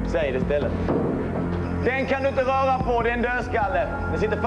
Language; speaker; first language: Swedish; native; Swedish